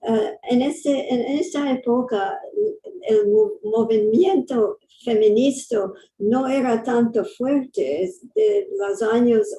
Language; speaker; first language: Spanish; early bilingual, heritage; English